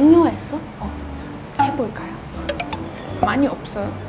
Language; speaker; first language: Korean; non-native, learner; Portuguese